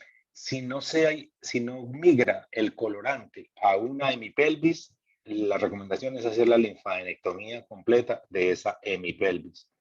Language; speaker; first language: Spanish; native; Spanish